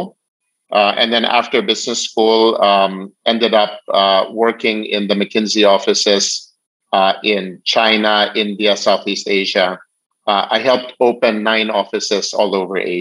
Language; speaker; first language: English; non-native, local second language; Filipino